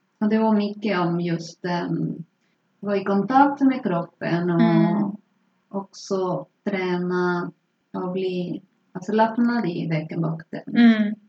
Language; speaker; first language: Swedish; non-native, fluent; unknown